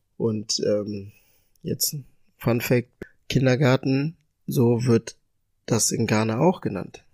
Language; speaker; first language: German; early bilingual, other home language; Ga